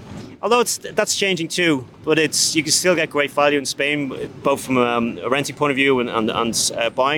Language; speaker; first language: English; native; English